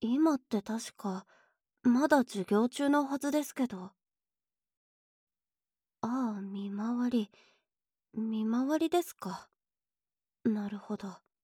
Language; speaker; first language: Japanese; native; Japanese